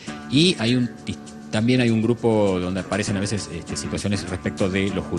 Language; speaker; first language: Spanish; native; Spanish